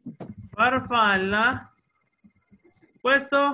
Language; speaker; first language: Italian; non-native, fluent; Spanish